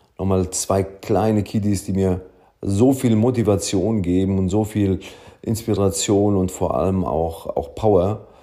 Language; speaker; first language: German; early bilingual, other home language; Italian